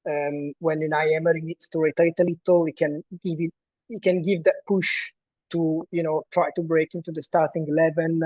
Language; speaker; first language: English; non-native, fluent; Italian